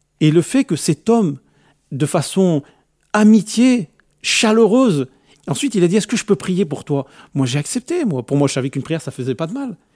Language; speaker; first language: French; early bilingual, other home language; Arabic